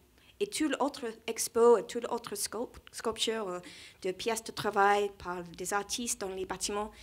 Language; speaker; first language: French; non-native, learner; English